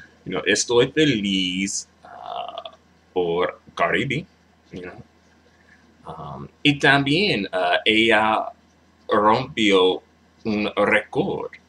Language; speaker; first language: Spanish; non-native, learner; English